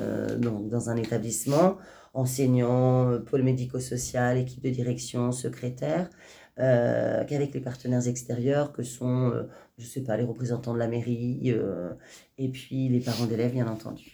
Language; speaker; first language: French; native; French